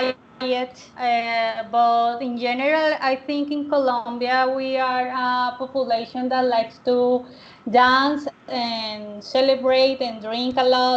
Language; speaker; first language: English; non-native, learner; Spanish